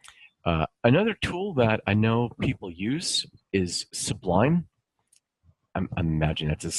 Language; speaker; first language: English; native; English